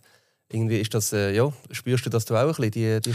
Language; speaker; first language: German; native; German